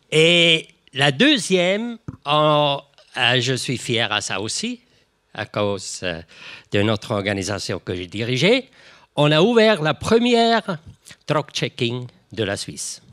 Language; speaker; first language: French; non-native, local second language; German